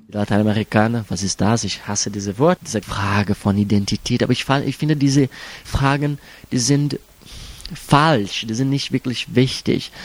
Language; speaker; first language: German; non-native, fluent; Portuguese